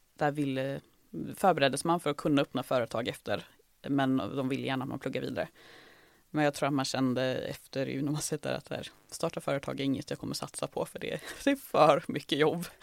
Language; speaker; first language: Swedish; native; Swedish